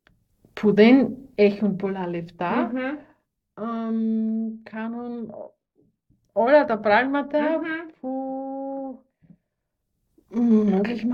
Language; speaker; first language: Greek; non-native, learner; German